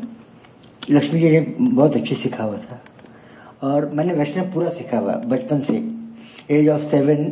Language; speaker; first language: Hindi; native; Hindi